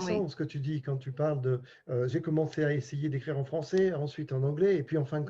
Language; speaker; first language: French; native; French